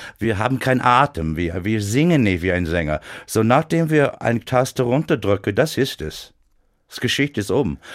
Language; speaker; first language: German; non-native, fluent; English